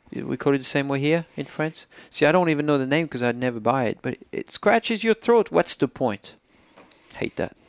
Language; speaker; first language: English; non-native, fluent; French